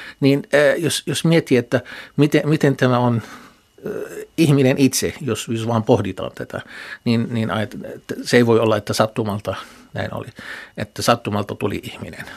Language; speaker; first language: Finnish; non-native, fluent; Arabic